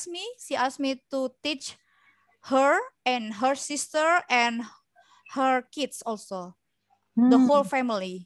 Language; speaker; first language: English; non-native, learner; Indonesian